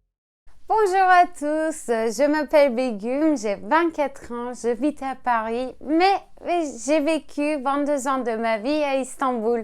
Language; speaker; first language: French; non-native, learner; Turkish